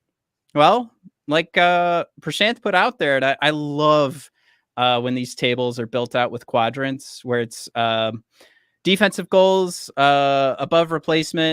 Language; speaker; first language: English; native; English